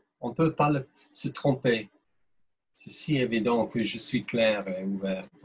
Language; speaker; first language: French; non-native, fluent; English